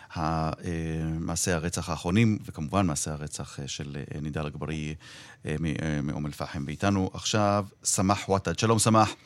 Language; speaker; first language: Hebrew; native; Hebrew